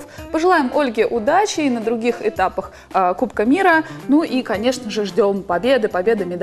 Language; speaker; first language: Russian; native; Russian